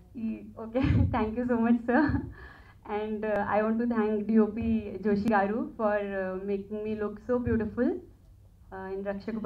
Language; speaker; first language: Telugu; non-native, learner; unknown